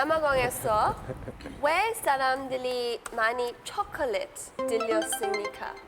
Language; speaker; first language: Korean; non-native, learner; English